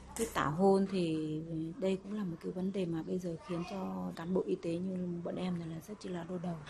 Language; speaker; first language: Vietnamese; non-native, local second language; Hmong